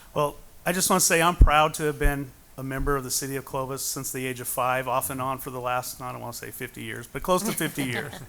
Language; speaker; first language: English; native; English